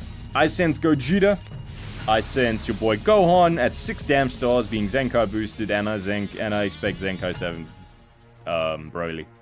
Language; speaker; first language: English; native; English